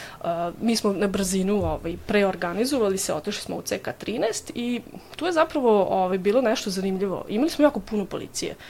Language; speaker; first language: Serbian; native; Serbian